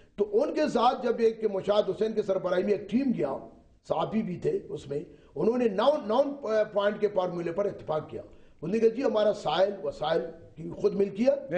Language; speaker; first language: Urdu; non-native, local second language; Baluchi